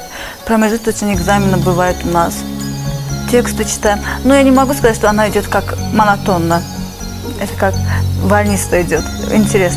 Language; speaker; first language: Russian; non-native, fluent; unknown